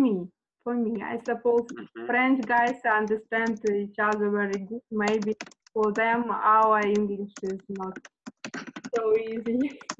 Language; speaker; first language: English; non-native, learner; Russian